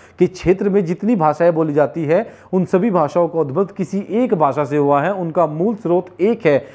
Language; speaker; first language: Hindi; native; Hindi